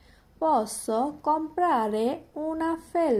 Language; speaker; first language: Italian; non-native, fluent; Bangla